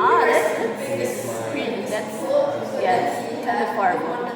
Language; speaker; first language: English; non-native, learner; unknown